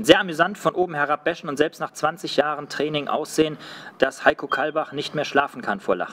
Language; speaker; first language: German; native; German